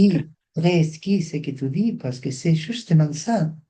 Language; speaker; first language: French; non-native, fluent; Spanish